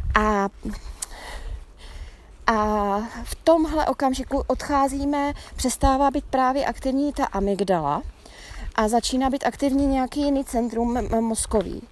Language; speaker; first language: Czech; native; Czech